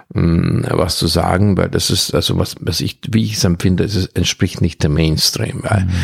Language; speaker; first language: German; non-native, fluent; Hungarian